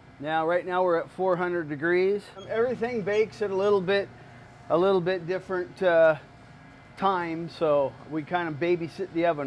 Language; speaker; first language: English; native; English